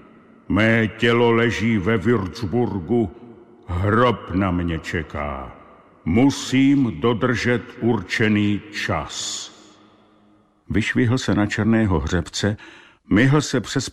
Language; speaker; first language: Czech; native; Czech